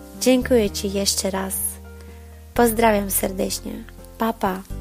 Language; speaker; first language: Polish; non-native, learner; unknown